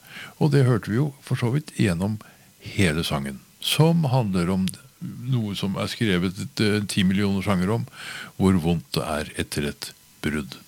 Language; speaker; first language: Norwegian; native; Norwegian